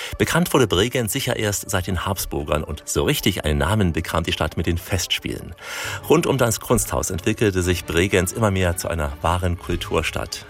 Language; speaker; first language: German; native; German